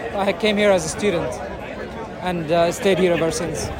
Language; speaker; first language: English; non-native, fluent; Arabic